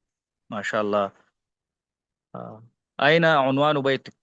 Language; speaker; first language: Arabic; non-native, learner; Urdu